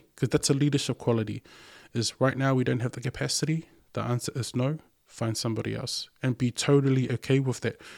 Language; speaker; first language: English; non-native, local second language; Samoan